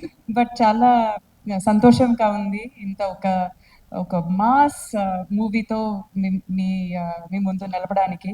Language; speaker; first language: Telugu; non-native, fluent; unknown